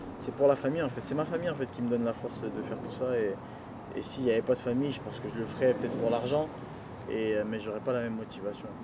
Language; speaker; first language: French; early bilingual, other home language; Duala